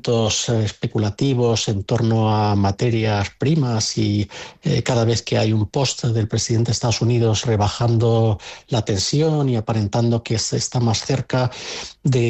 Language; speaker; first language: Spanish; native; Spanish